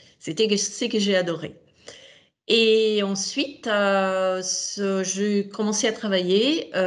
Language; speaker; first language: French; non-native, fluent; Italian